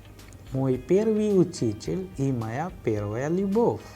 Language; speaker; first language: Russian; non-native, fluent; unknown